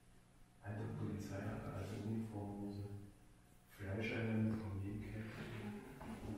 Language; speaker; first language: German; native; German